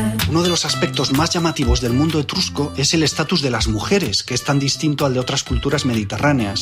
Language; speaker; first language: Spanish; native; Spanish